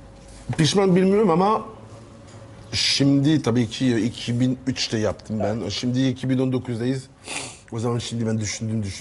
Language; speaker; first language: Turkish; non-native, learner; French